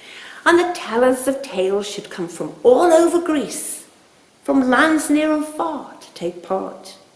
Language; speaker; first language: English; native; English